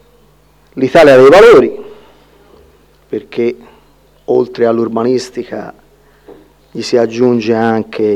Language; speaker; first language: Italian; native; Italian